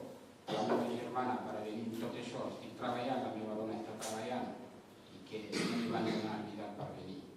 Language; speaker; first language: Catalan; non-native, fluent; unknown